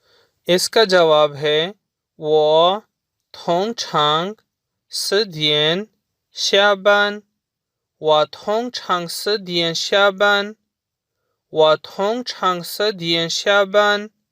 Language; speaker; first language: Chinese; non-native, fluent; Urdu